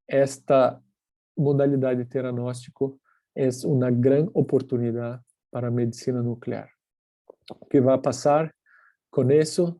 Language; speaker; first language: Spanish; non-native, fluent; Portuguese